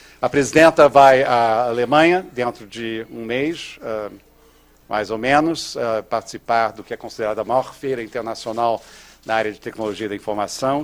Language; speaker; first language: Portuguese; native; Portuguese